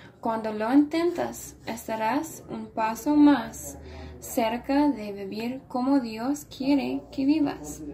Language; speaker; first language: Spanish; non-native, fluent; English